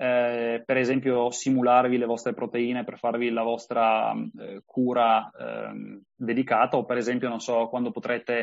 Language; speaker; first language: Italian; native; Italian